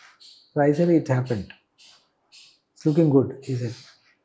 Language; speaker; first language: Telugu; non-native, learner; Malayalam